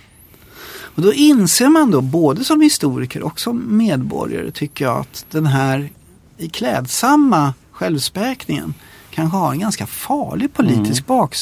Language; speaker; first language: Swedish; native; Swedish